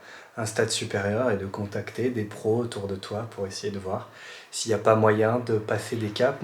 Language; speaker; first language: French; native; French